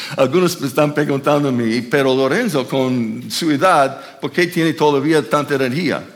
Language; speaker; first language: Spanish; non-native, fluent; English